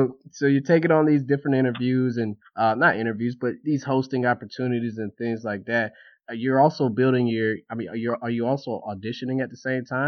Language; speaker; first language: English; native; English